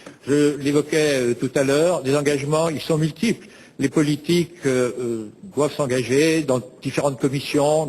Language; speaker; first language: French; native; French